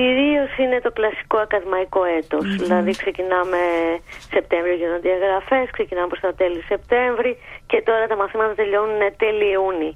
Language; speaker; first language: Greek; native; Greek